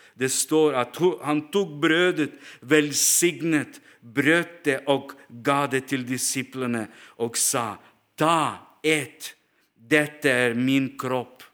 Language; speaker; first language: Norwegian; non-native, fluent; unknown